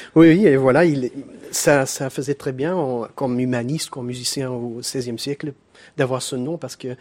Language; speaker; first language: French; native; French